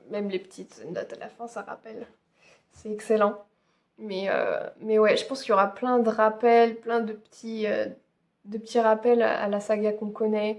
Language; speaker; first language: French; native; French